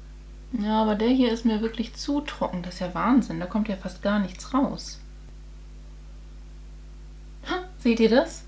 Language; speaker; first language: German; native; German